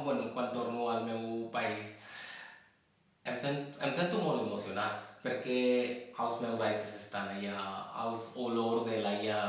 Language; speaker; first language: Catalan; non-native, fluent; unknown